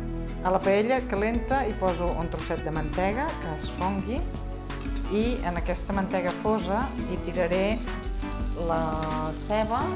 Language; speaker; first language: Catalan; native; Catalan